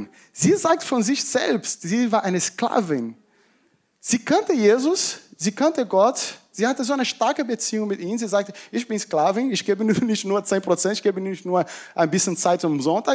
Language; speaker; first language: German; non-native, fluent; Portuguese